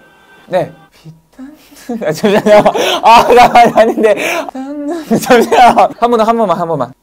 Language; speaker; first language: Korean; non-native, fluent; Japanese